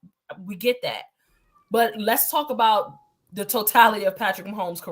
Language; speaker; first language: English; native; English